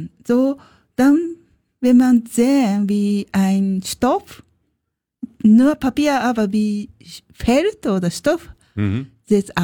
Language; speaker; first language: German; non-native, learner; Japanese